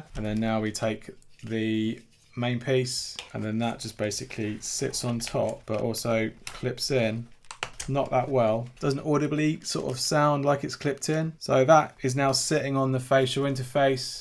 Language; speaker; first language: English; native; English